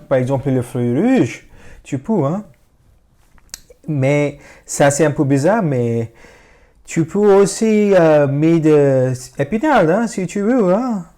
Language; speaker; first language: French; non-native, fluent; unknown